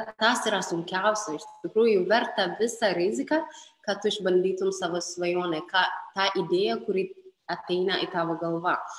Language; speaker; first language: Lithuanian; non-native, fluent; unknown